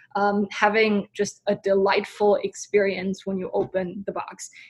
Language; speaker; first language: English; non-native, fluent; German